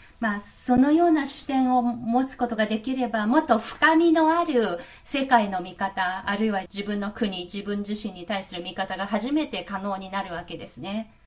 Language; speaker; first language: Japanese; non-native, fluent; Chinese